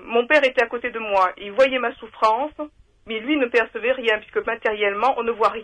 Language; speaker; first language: French; native; French